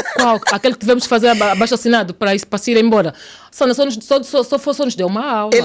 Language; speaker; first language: Portuguese; native; Portuguese